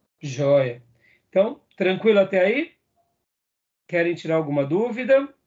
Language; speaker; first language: Portuguese; native; Portuguese